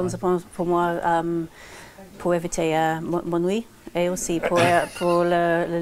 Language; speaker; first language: French; non-native, learner; English